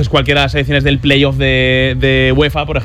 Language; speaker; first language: Spanish; native; Spanish